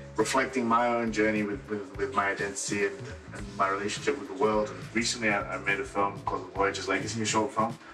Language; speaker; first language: English; native; English